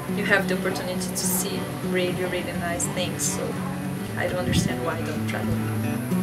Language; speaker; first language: English; non-native, fluent; Portuguese